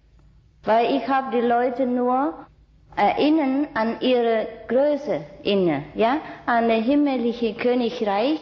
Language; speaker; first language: German; non-native, learner; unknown